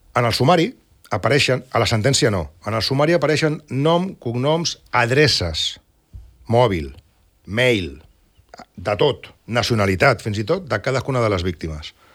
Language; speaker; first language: Catalan; non-native, local second language; Spanish